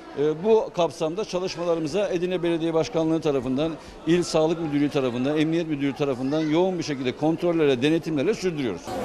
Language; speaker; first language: Turkish; native; Turkish